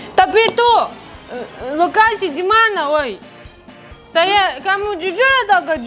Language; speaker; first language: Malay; non-native, learner; Russian